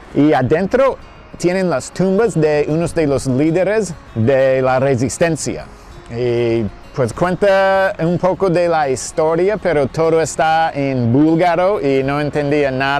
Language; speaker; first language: Spanish; non-native, fluent; English